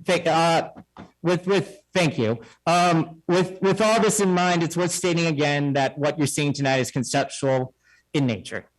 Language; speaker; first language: English; native; English